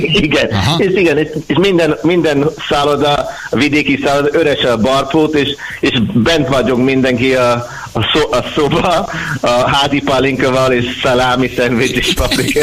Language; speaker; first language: Hungarian; non-native, learner; English